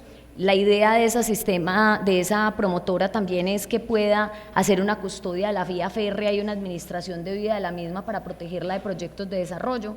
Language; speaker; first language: Spanish; native; Spanish